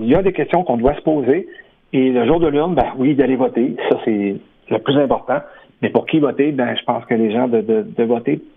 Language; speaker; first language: French; native; French